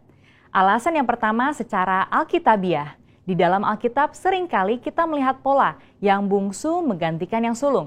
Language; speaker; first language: Indonesian; native; Indonesian